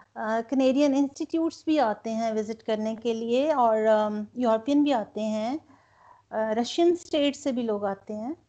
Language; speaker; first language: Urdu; non-native, local second language; Punjabi